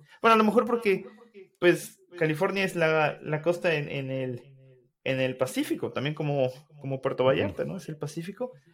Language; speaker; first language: Spanish; native; Spanish